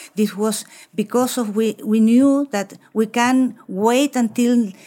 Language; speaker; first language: English; non-native, fluent; Spanish